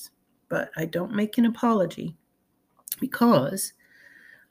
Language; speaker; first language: English; native; English